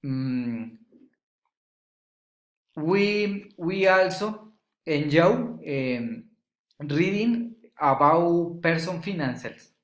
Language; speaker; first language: English; non-native, learner; Spanish